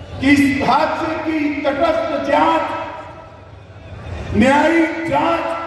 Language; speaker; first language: Hindi; non-native, local second language; Gujarati